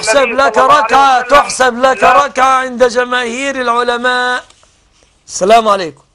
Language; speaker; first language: Arabic; native; Arabic